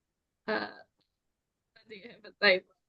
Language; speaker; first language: English; non-native, fluent; Indonesian